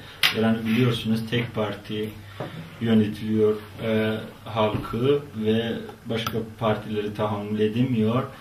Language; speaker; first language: Turkish; non-native, fluent; Persian